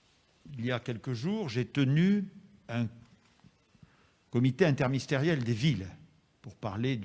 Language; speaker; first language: French; native; French